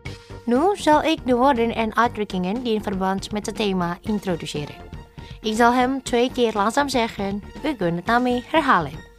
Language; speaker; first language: Dutch; non-native, learner; Indonesian